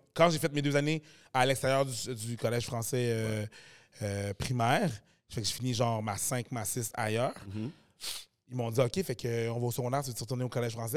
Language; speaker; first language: French; native; French